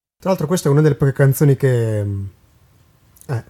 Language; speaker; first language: Italian; native; Italian